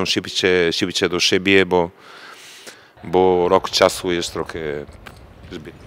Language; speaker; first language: Polish; non-native, fluent; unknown